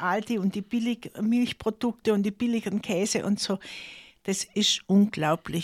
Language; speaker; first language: German; native; German